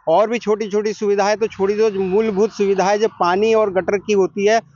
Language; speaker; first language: Hindi; native; Hindi